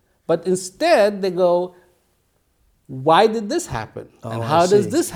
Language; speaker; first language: English; non-native, local second language; Hindi